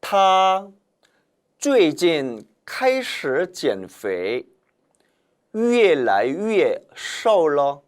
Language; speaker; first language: Chinese; non-native, fluent; Korean